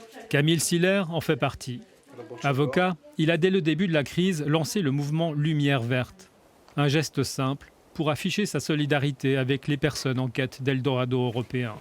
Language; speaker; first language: French; native; French